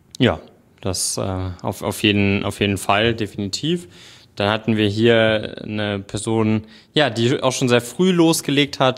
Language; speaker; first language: German; native; German